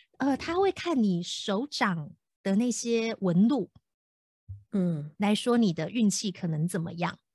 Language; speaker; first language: Chinese; native; Chinese